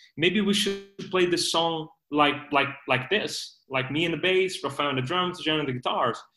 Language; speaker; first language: English; non-native, fluent; Portuguese